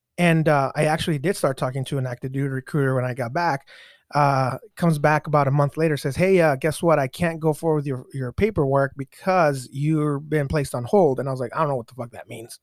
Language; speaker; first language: English; early bilingual, other home language; Spanish